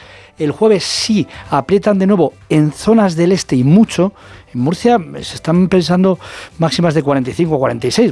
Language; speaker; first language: Spanish; native; Spanish